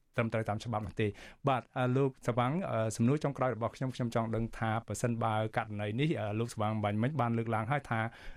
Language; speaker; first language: Khmer; native; Khmer